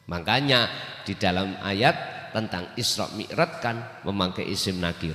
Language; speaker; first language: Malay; non-native, local second language; Javanese